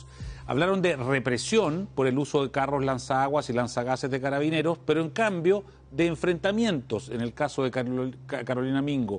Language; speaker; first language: Spanish; native; Spanish